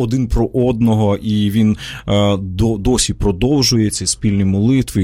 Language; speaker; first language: Ukrainian; native; Ukrainian